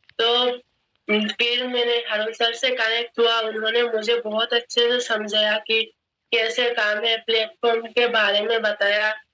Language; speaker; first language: Hindi; non-native, local second language; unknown